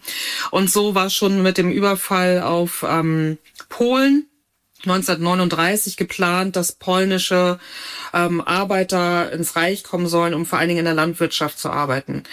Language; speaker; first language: German; native; German